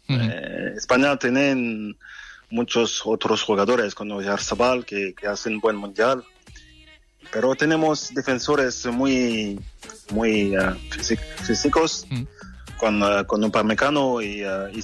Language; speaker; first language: Spanish; non-native, fluent; French